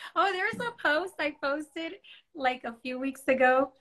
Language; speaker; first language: English; early bilingual, other home language; Spanish